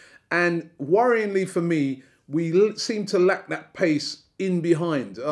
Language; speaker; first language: English; native; English